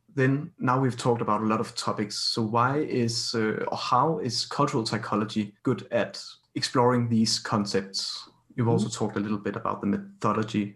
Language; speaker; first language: English; non-native, fluent; Danish